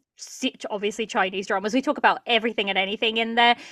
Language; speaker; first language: English; early bilingual, other home language; Portuguese